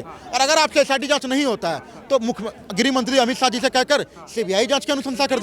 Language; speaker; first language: Hindi; native; Hindi